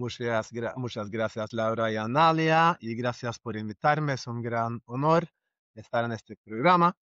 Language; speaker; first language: Spanish; non-native, fluent; Norwegian